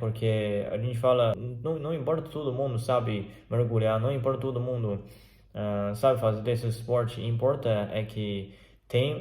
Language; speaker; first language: Portuguese; non-native, learner; Chinese